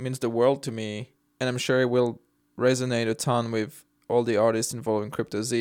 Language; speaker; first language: English; non-native, fluent; French